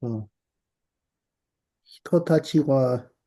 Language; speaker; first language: Japanese; non-native, learner; English